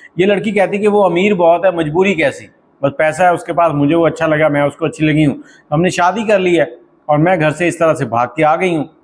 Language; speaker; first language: Urdu; native; Urdu